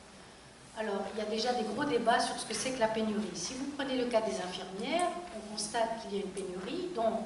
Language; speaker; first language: French; native; French